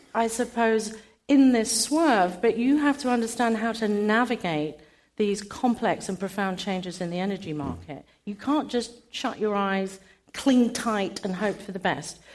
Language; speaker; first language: English; native; English